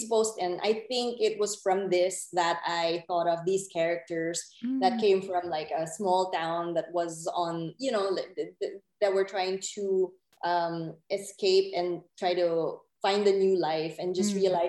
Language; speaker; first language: English; non-native, local second language; Filipino